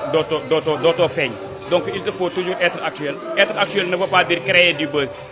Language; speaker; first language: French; non-native, local second language; Wolof